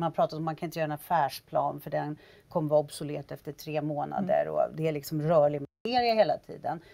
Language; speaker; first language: Swedish; native; Swedish